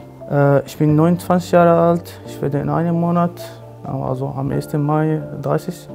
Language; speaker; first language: German; non-native, fluent; Arabic